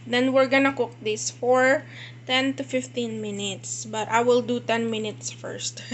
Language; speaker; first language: English; non-native, local second language; Filipino